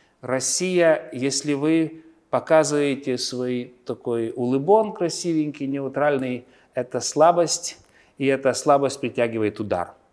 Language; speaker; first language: Russian; non-native, local second language; Lithuanian